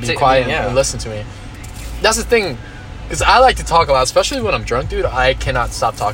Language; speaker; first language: English; non-native, fluent; Spanish